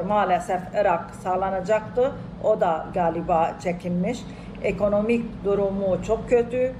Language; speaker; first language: Turkish; non-native, fluent; Arabic